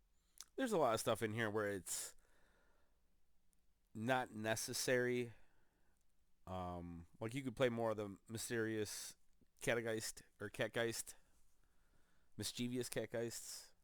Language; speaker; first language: English; native; English